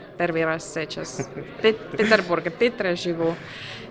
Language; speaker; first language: Russian; non-native, learner; Finnish